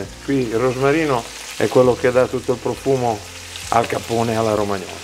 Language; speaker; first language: Italian; native; Italian